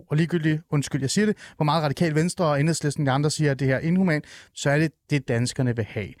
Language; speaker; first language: Danish; early bilingual, other home language; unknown